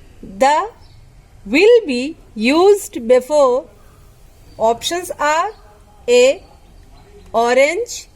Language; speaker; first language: English; non-native, local second language; Hindi